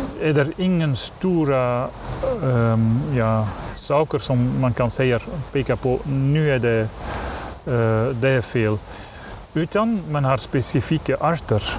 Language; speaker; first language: Swedish; non-native, learner; Dutch